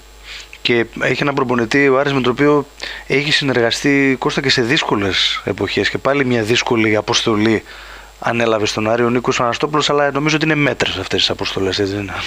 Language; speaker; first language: Greek; native; Greek